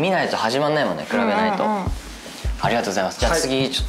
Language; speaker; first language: Japanese; native; Japanese